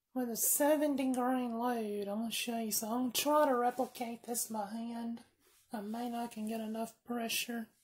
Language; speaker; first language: English; native; English